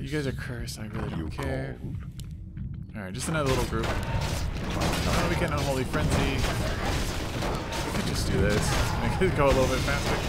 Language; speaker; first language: English; native; English